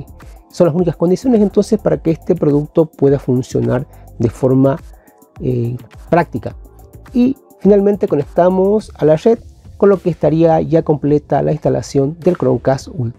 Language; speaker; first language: Spanish; native; Spanish